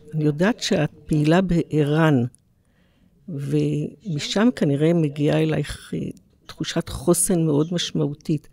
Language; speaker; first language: Hebrew; native; Hebrew